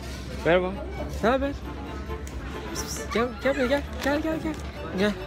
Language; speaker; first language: Turkish; native; Turkish